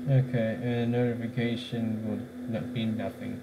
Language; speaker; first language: English; native; English